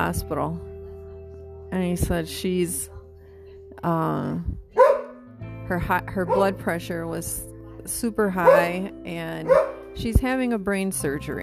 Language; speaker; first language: English; native; English